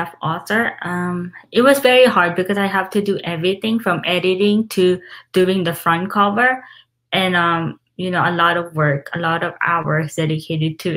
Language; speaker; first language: English; non-native, local second language; Filipino